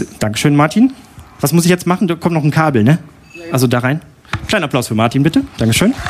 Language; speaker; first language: German; native; German